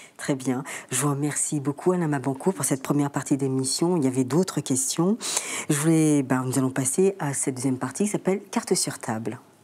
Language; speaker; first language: French; native; French